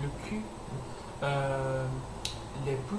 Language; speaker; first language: French; non-native, learner; English